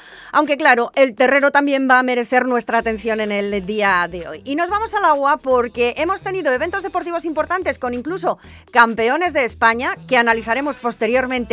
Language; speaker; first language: Spanish; native; Spanish